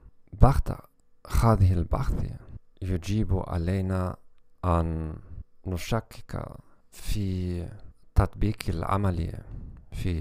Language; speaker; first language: Arabic; non-native, learner; German